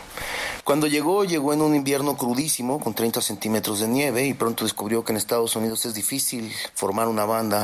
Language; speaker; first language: Spanish; native; Spanish